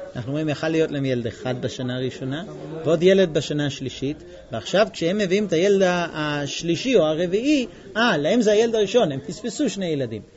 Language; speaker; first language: Hebrew; non-native, fluent; English